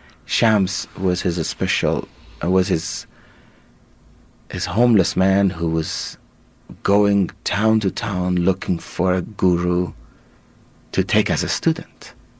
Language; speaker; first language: English; non-native, fluent; Persian